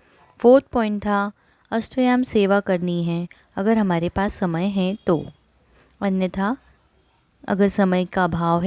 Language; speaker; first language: Hindi; native; Hindi